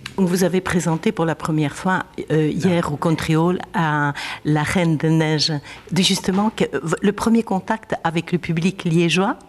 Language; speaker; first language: French; native; French